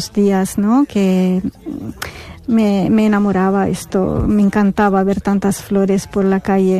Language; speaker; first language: Spanish; non-native, fluent; Arabic